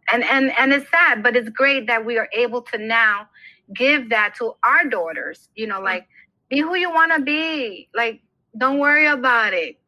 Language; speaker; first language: English; native; English